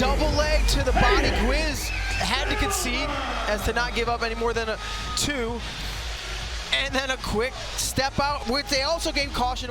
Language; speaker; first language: English; native; English